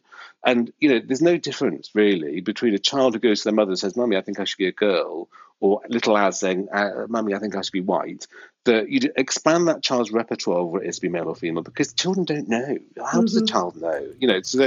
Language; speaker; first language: English; native; English